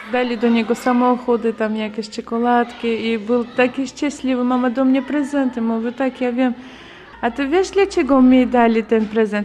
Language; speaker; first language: Polish; non-native, learner; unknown